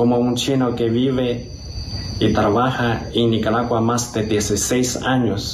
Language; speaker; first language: Spanish; non-native, fluent; Chinese